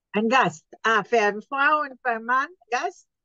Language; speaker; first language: German; non-native, learner; Hebrew